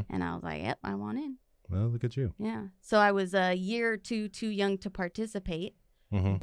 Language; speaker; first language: English; native; English